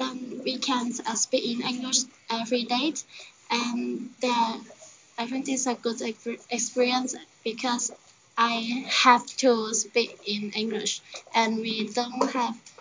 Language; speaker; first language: English; non-native, learner; Chinese